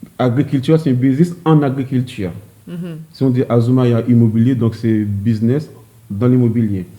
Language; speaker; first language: French; early bilingual, other home language; Haitian Creole